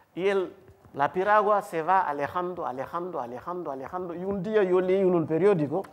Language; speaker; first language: Spanish; non-native, fluent; Wolof